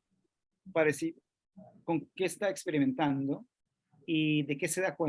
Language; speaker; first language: Spanish; non-native, fluent; English